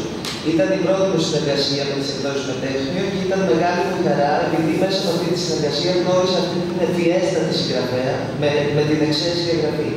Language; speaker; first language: Greek; native; Greek